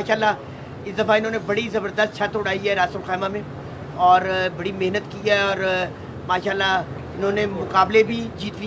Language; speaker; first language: Hindi; non-native, local second language; Punjabi